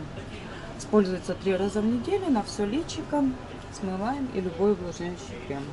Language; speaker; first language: Russian; native; Russian